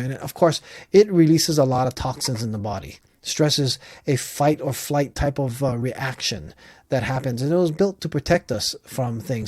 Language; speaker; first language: English; native; English